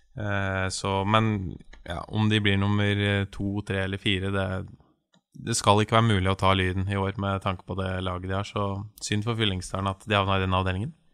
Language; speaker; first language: Norwegian; native; Norwegian